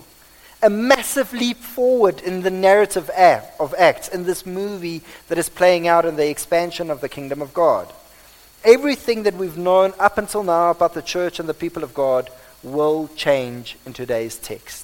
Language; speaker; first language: English; non-native, local second language; Afrikaans